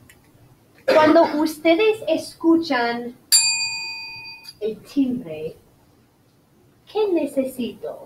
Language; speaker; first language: Spanish; non-native, learner; English